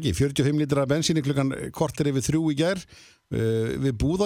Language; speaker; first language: Icelandic; native; Icelandic